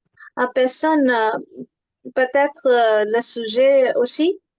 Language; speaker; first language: French; non-native, learner; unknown